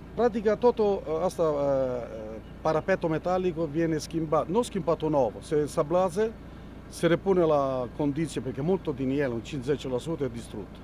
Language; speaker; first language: Romanian; non-native, learner; Italian